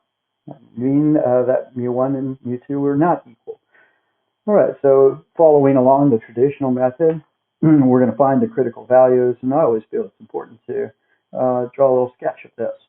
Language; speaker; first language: English; native; English